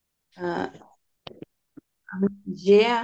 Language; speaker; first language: French; non-native, learner; Bangla